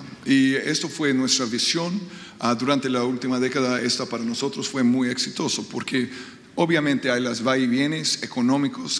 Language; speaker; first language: Spanish; non-native, fluent; English